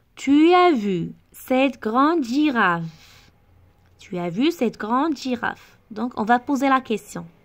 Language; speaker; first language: French; non-native, local second language; Arabic